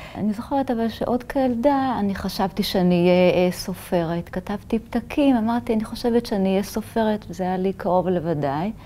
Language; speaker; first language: Hebrew; native; Hebrew